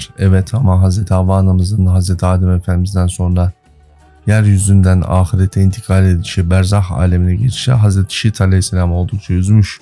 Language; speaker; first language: Turkish; native; Turkish